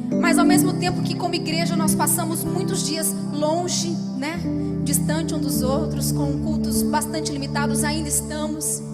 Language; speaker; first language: Portuguese; native; Portuguese